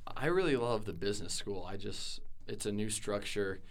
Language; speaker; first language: English; native; English